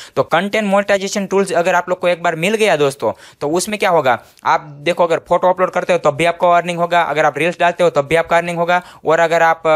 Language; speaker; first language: Hindi; non-native, local second language; Gujarati